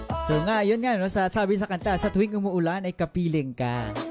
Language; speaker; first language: Filipino; native; Filipino